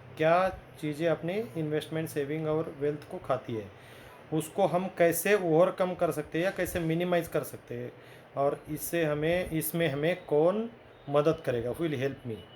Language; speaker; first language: Hindi; non-native, local second language; Marathi